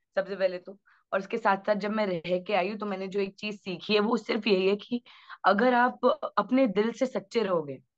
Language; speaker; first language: Hindi; native; Hindi